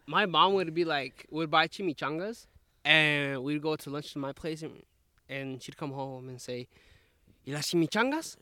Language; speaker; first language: English; early bilingual, other home language; Spanish